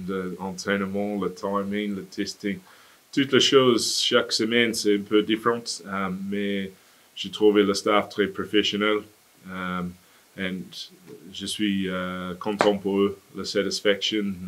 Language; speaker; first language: French; non-native, fluent; English